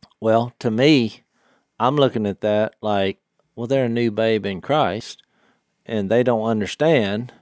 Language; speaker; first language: English; native; English